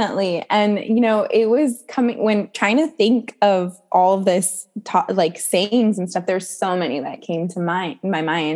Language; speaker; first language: English; native; English